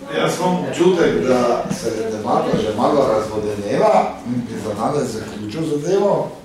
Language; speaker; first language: Slovenian; native; Slovenian